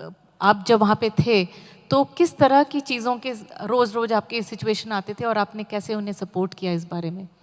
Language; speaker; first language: Hindi; native; Hindi